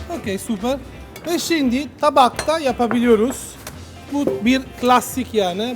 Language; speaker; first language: Turkish; non-native, learner; Italian